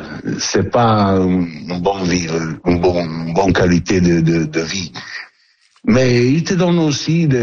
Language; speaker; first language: French; non-native, learner; Italian